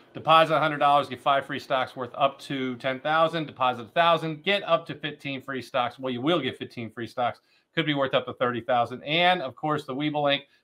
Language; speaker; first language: English; native; English